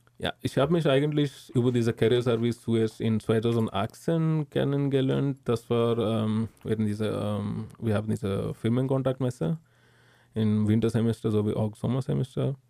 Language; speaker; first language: German; non-native, learner; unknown